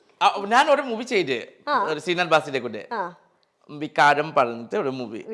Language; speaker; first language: Malayalam; non-native, fluent; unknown